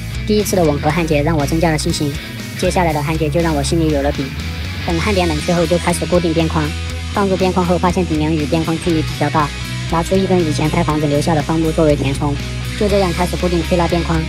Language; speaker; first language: Chinese; native; Chinese